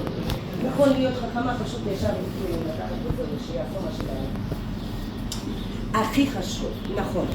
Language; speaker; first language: Hebrew; non-native, fluent; Russian